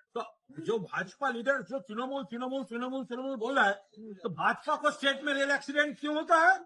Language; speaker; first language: Hindi; non-native, local second language; Bangla